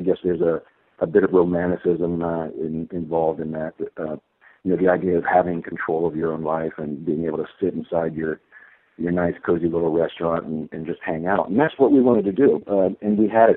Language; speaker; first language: English; native; English